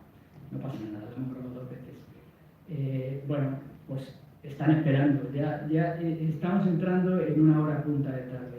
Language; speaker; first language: Spanish; native; Spanish